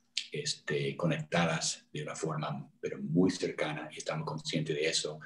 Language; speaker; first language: Spanish; non-native, fluent; English